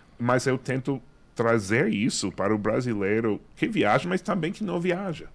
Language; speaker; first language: Portuguese; non-native, fluent; English